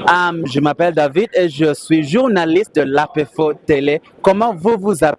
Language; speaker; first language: French; non-native, fluent; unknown